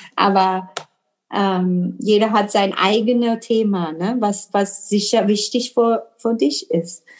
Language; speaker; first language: German; non-native, fluent; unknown